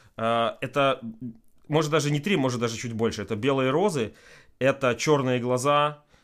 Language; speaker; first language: Russian; native; Russian